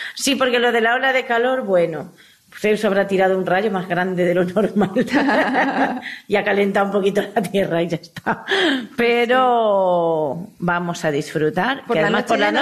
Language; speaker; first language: Spanish; native; Spanish